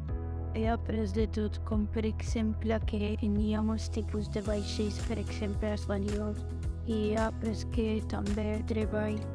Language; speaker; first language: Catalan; early bilingual, other home language; French